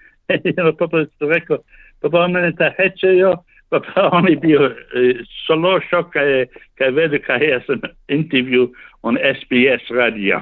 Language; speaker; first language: Slovenian; early bilingual, heritage; Slovenian